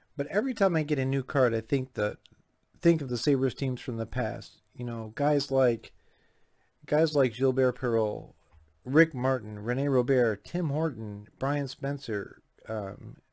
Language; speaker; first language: English; native; English